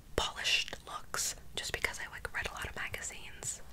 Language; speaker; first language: English; native; English